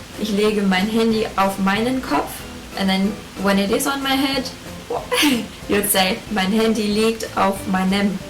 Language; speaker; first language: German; non-native, fluent; English